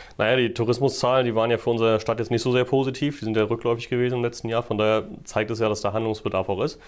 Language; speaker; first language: German; native; German